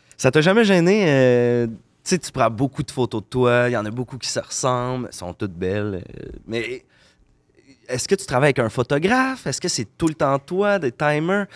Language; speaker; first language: French; native; French